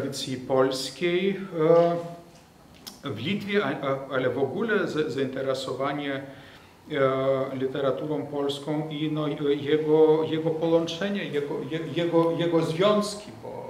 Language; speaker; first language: Polish; non-native, fluent; Lithuanian